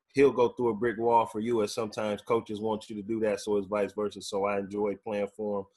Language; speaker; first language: English; native; English